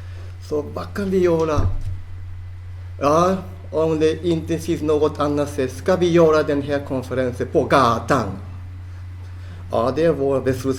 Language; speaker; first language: Swedish; non-native, fluent; Japanese